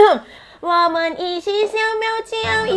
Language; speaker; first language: Chinese; non-native, learner; Thai